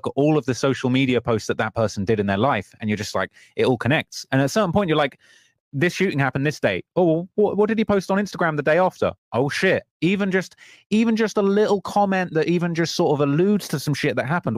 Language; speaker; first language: English; native; English